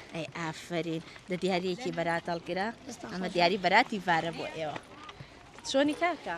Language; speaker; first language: Central Kurdish; native; Central Kurdish